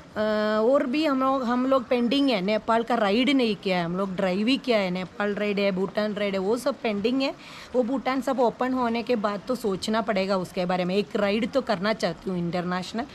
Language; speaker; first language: Hindi; non-native, local second language; Malayalam